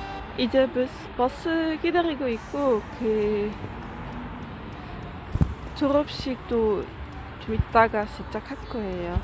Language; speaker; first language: Korean; non-native, fluent; Dutch